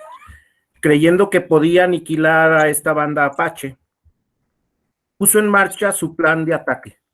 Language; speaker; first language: Spanish; native; Spanish